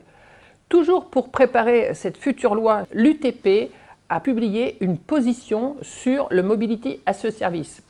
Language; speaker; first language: French; native; French